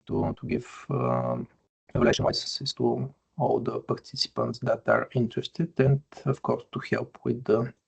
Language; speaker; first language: English; non-native, fluent; Bulgarian